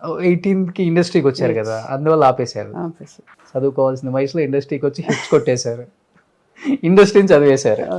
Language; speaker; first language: Telugu; native; Telugu